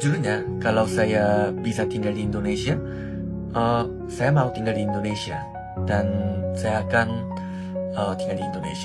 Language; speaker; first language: Indonesian; non-native, learner; Korean